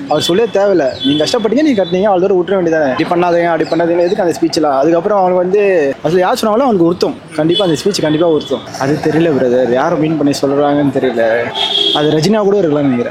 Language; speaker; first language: Tamil; native; Tamil